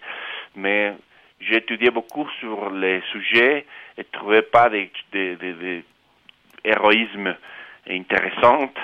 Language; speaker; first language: French; non-native, fluent; Spanish